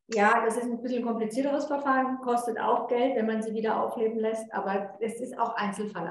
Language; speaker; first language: German; native; German